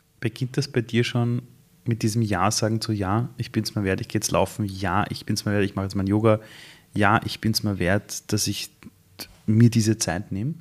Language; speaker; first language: German; early bilingual, other home language; Persian